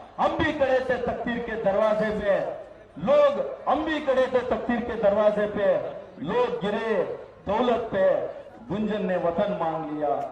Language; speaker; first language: Hindi; non-native, local second language; Kannada